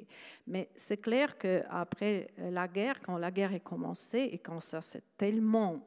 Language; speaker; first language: French; non-native, fluent; Ukrainian